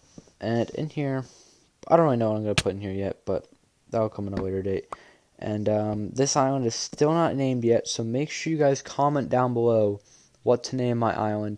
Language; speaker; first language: English; native; English